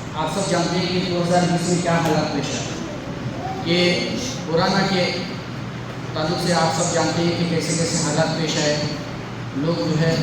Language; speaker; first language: Urdu; native; Urdu